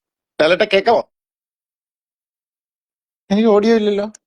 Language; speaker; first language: Malayalam; native; Malayalam